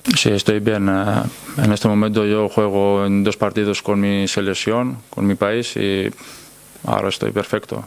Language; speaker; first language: Spanish; non-native, learner; Greek